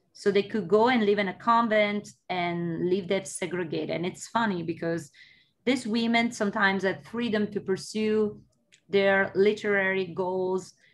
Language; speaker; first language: English; non-native, fluent; Italian